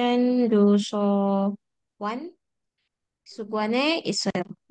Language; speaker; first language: Korean; non-native, learner; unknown